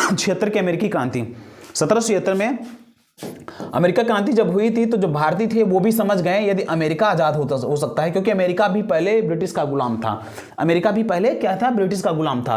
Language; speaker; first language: Hindi; native; Hindi